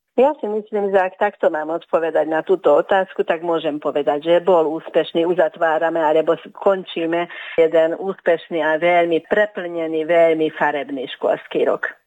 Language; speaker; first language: Slovak; non-native, local second language; Hungarian